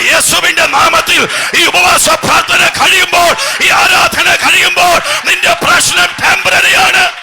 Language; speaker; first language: Malayalam; non-native, local second language; Tamil